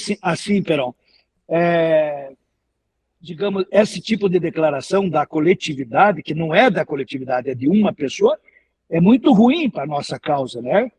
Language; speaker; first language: Portuguese; native; Portuguese